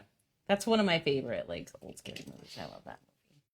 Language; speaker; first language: English; native; English